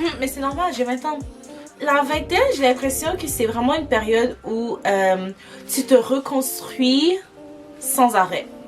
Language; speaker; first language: French; early bilingual, other home language; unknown